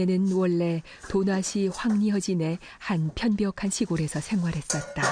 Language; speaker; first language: Korean; native; Korean